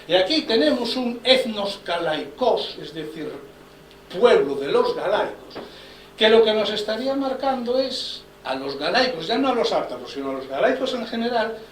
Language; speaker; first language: Spanish; non-native, local second language; Galician